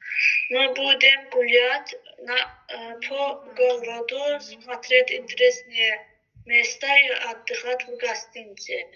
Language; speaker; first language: Russian; non-native, learner; Azerbaijani